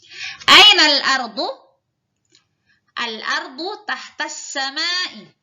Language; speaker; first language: Arabic; non-native, fluent; Indonesian